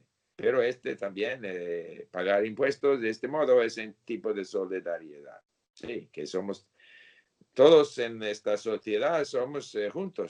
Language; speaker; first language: Spanish; non-native, fluent; English